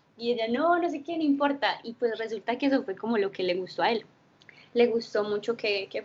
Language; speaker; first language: Spanish; early bilingual, heritage; Spanish